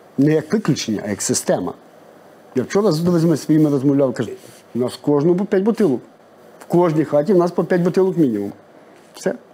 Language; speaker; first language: Ukrainian; native; Ukrainian